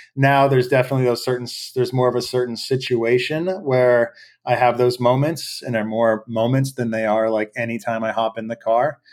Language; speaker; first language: English; native; English